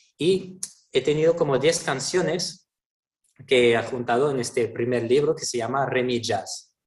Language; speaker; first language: Spanish; non-native, fluent; French